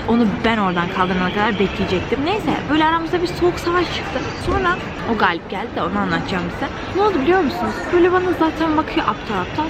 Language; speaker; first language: Turkish; native; Turkish